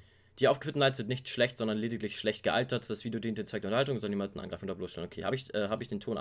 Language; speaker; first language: German; native; German